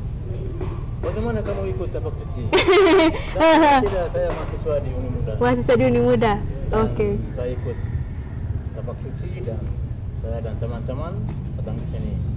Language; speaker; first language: Indonesian; non-native, learner; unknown